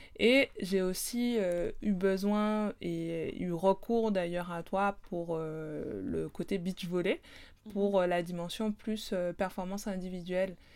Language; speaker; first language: French; native; French